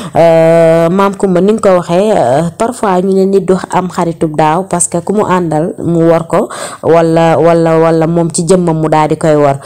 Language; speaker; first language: Wolof; native; Wolof